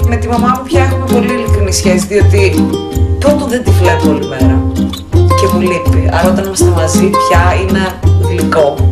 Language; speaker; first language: Greek; early bilingual, heritage; Greek